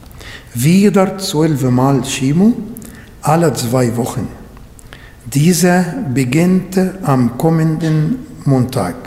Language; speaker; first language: German; non-native, fluent; Arabic